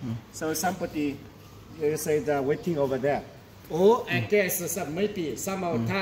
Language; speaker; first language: English; non-native, learner; Chinese